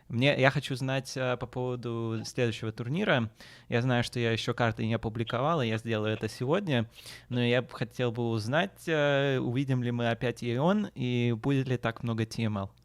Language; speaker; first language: Russian; early bilingual, heritage; Russian